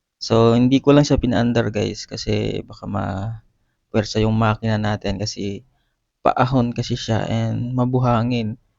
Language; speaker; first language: Filipino; non-native, local second language; Iloko